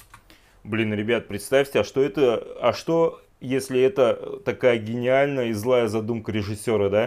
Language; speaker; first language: Russian; native; Russian